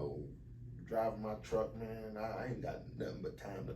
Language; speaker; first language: English; native; English